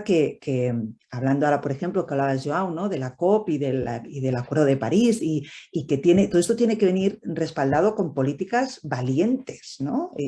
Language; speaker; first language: Spanish; native; Spanish